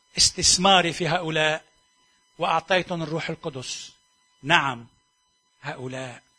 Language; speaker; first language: Arabic; native; Arabic